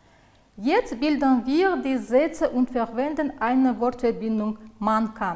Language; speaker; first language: German; non-native, fluent; Uzbek